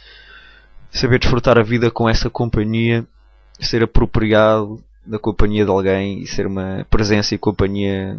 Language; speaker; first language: Portuguese; native; Portuguese